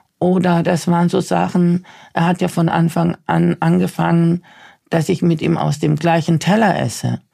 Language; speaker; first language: German; early bilingual, other home language; Turkish